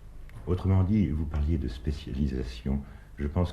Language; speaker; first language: French; native; French